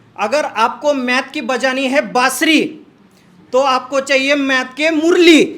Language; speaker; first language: Hindi; non-native, local second language; Marathi